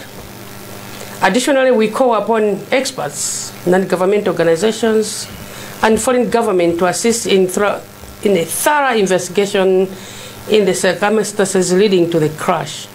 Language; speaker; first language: English; non-native, local second language; Nyanja